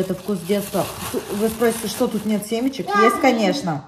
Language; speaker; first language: Russian; native; Russian